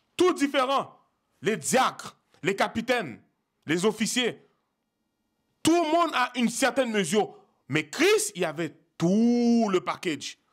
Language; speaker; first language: French; native; French